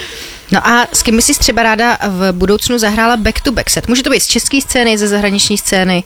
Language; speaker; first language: Czech; native; Czech